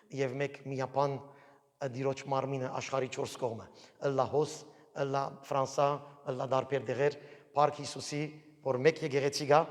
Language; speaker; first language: Armenian; early bilingual, heritage; Armenian